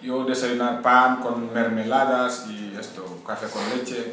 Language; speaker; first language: Spanish; non-native, learner; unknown